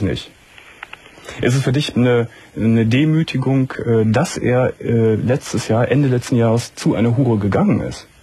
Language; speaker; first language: German; native; German